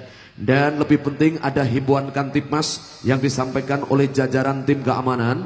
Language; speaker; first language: Indonesian; non-native, local second language; Javanese